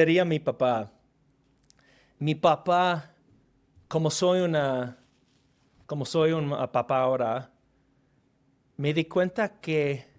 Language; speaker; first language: Spanish; non-native, fluent; English